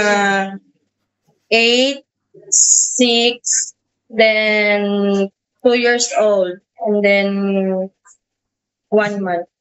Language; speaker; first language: English; non-native, learner; Hiligaynon